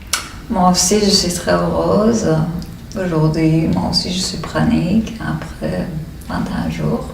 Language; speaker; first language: French; non-native, learner; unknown